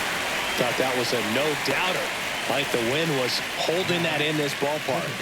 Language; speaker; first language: English; native; English